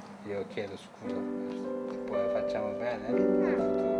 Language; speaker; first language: Italian; non-native, learner; Korean